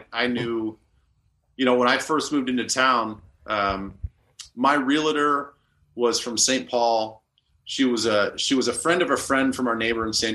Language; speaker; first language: English; native; English